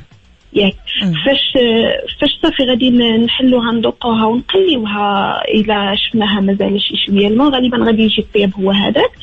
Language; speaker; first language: Arabic; native; Arabic